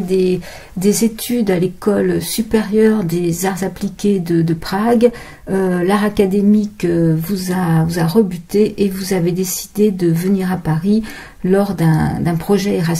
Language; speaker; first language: French; native; French